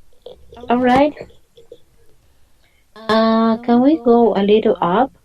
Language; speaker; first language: English; non-native, fluent; Spanish